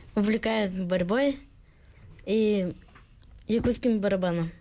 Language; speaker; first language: Russian; native; Russian